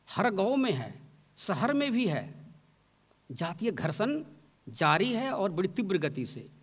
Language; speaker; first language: Hindi; native; Hindi